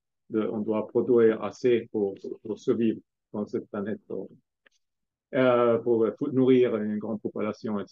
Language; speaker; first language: French; non-native, fluent; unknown